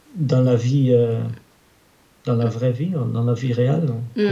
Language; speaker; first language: French; non-native, learner; Dutch